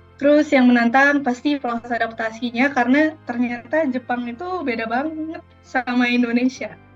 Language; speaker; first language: Indonesian; native; Indonesian